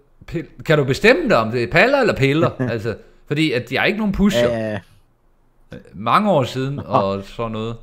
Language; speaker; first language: Danish; native; Danish